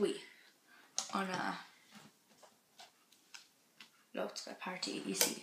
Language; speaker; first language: French; non-native, learner; English